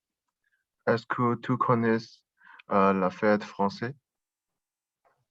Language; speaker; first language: French; non-native, learner; Chinese